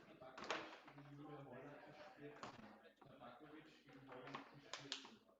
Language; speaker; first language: German; native; German